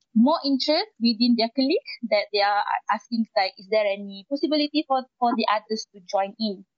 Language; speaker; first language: English; non-native, local second language; Malay